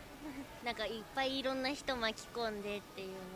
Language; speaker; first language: Japanese; native; Japanese